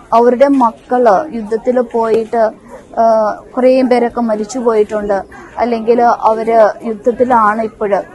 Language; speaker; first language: Malayalam; native; Malayalam